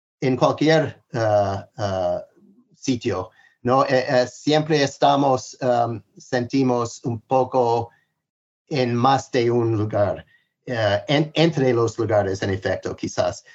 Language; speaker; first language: Spanish; non-native, fluent; English